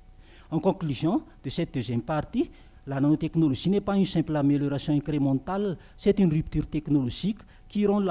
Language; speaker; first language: French; non-native, local second language; Malagasy